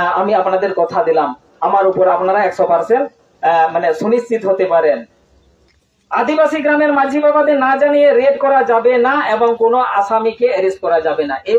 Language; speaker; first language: Bangla; non-native, local second language; Santali